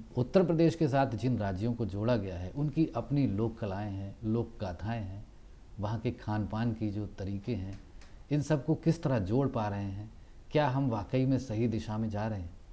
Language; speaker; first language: Hindi; native; Hindi